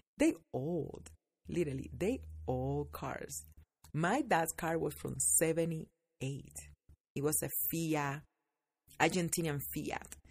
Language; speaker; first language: English; non-native, fluent; Spanish